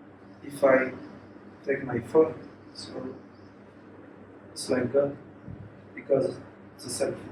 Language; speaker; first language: English; non-native, learner; French